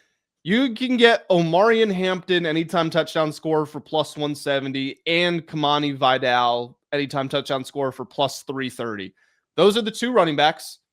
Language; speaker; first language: English; native; English